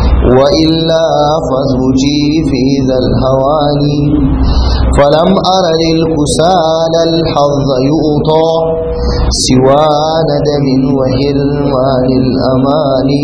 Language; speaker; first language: Arabic; non-native, fluent; Hausa